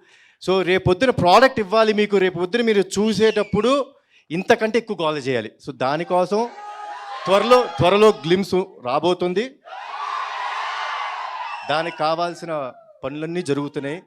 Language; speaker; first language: Telugu; native; Telugu